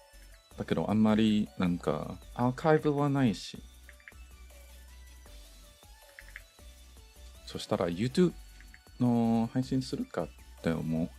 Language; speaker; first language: Japanese; non-native, learner; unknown